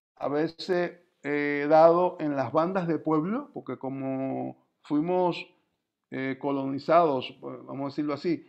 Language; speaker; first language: Spanish; native; Spanish